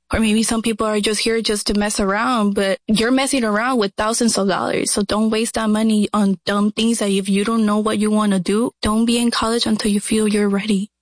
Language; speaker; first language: English; early bilingual, other home language; Spanish